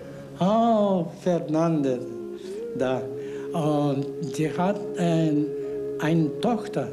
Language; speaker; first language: German; non-native, learner; Bulgarian